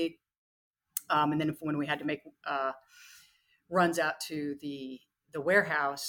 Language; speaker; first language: English; native; English